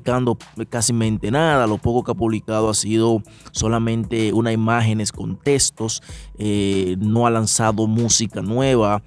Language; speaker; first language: Spanish; native; Spanish